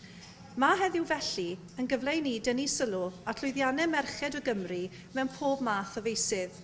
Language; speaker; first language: Welsh; native; Welsh